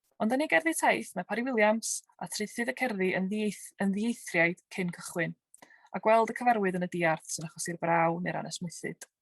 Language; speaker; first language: Welsh; native; Welsh